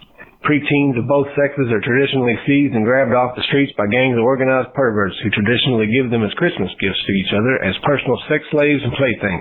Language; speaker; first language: English; native; English